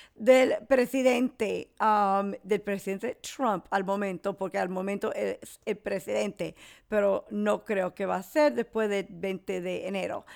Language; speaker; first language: Spanish; early bilingual, heritage; English